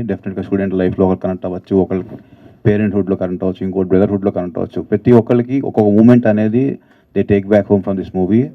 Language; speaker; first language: Telugu; native; Telugu